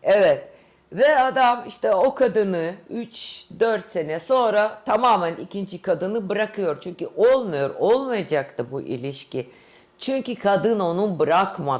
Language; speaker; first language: Turkish; non-native, fluent; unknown